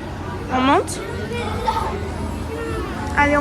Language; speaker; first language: French; native; French